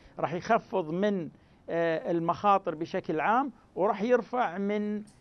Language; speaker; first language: Arabic; native; Arabic